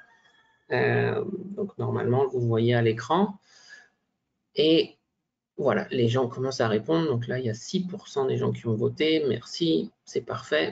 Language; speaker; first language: French; native; French